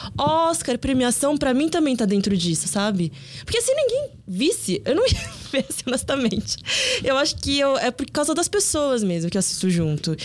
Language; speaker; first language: Portuguese; early bilingual, other home language; Korean